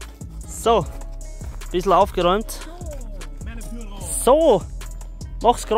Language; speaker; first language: German; native; German